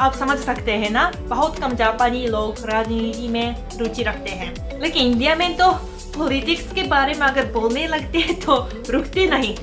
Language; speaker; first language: Hindi; non-native, fluent; Japanese